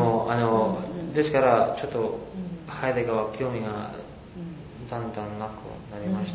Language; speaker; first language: Japanese; non-native, learner; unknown